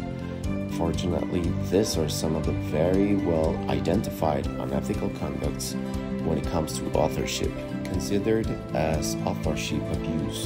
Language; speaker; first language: English; non-native, fluent; Spanish